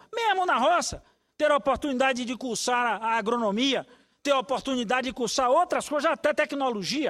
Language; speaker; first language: Portuguese; native; Portuguese